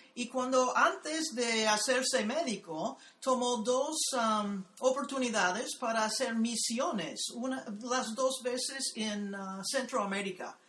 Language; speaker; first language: Spanish; non-native, fluent; English